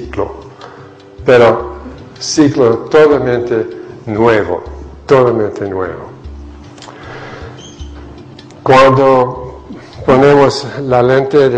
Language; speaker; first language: Spanish; non-native, fluent; English